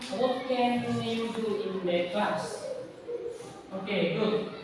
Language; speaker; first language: English; non-native, learner; Indonesian